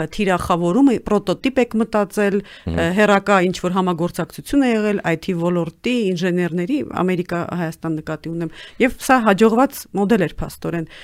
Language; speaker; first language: Armenian; native; Armenian